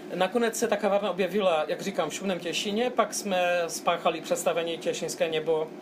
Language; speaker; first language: Czech; non-native, local second language; Polish